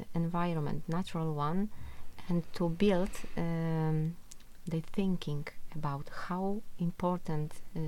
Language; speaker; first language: English; non-native, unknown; Polish